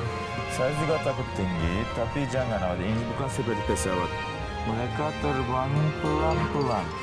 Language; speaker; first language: Indonesian; non-native, learner; Turkish